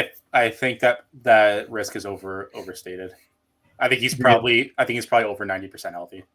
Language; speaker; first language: English; native; English